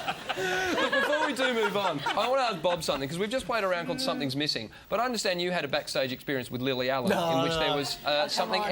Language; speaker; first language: English; native; English